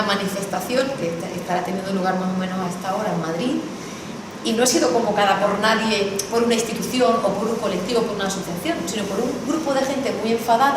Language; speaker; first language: Spanish; native; Spanish